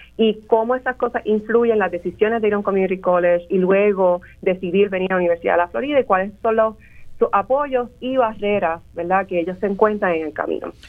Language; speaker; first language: Spanish; native; Spanish